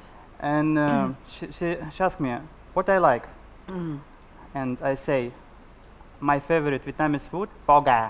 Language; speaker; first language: English; non-native, learner; Russian